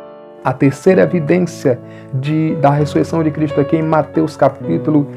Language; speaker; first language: Portuguese; native; Portuguese